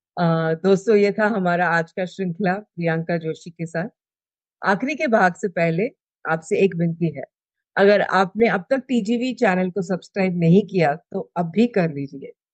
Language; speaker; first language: Hindi; non-native, local second language; Telugu